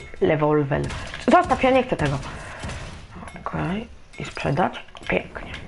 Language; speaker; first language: Polish; native; Polish